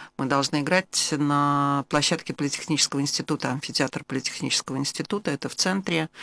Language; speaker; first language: Russian; native; Russian